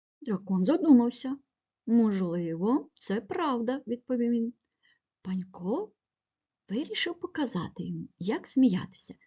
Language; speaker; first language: Ukrainian; native; Ukrainian